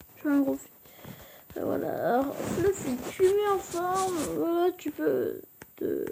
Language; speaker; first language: French; native; French